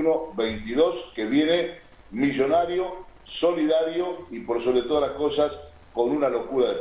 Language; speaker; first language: Spanish; native; Spanish